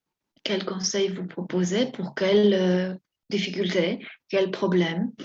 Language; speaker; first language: French; non-native, fluent; Spanish